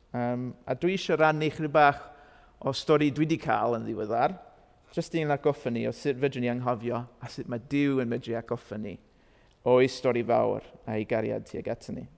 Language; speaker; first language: Welsh; non-native, fluent; English